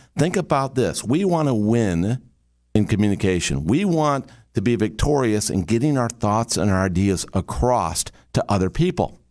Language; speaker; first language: English; native; English